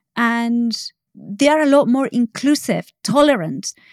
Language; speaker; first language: English; non-native, fluent; Spanish